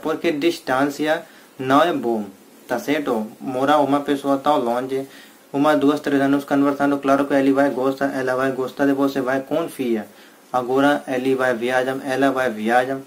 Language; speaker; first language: Portuguese; non-native, learner; Hindi